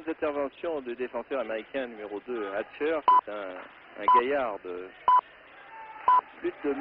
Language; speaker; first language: French; native; French